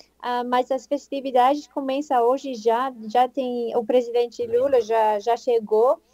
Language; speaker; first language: Portuguese; non-native, fluent; English